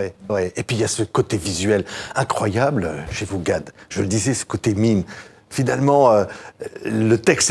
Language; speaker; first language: French; native; French